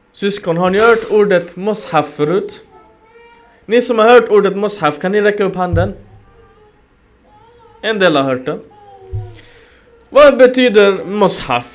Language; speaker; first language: Swedish; early bilingual, other home language; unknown